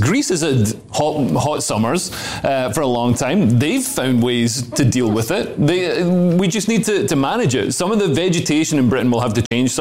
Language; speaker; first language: English; native; English